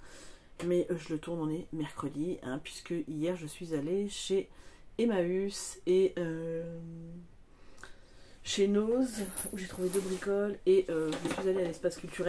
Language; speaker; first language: French; native; French